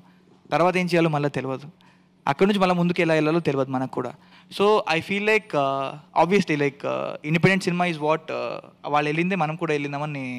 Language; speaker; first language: Telugu; native; Telugu